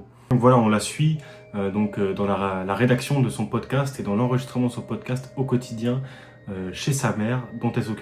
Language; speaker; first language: French; native; French